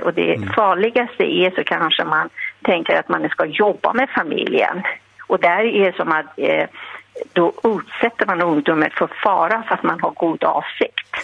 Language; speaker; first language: Swedish; non-native, fluent; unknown